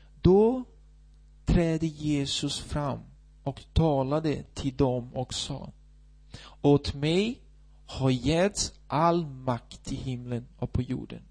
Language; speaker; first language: Swedish; non-native, fluent; Portuguese